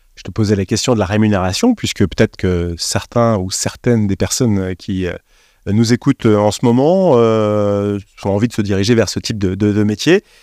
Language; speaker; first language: French; native; French